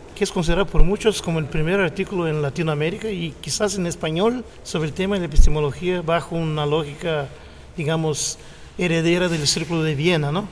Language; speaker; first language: Spanish; non-native, fluent; Portuguese